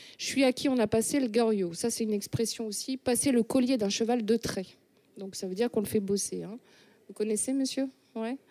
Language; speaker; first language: French; native; French